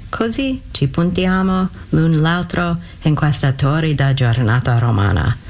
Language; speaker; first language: Italian; non-native, fluent; English